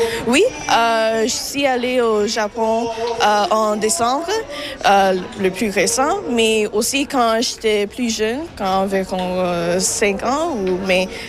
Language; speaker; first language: French; non-native, local second language; English